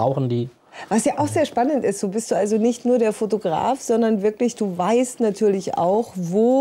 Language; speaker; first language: German; native; German